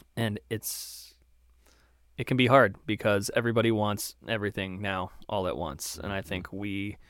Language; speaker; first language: English; native; English